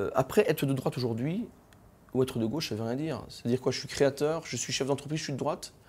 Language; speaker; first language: French; native; French